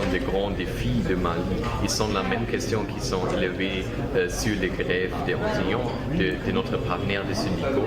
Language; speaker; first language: French; non-native, learner; German